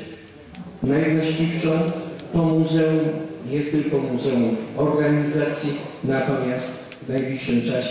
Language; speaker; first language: Polish; native; Polish